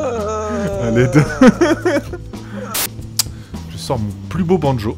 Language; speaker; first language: French; native; French